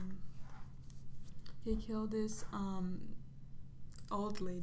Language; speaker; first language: English; non-native, fluent; Russian